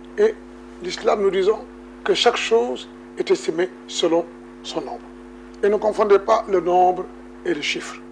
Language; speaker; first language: French; non-native, local second language; Wolof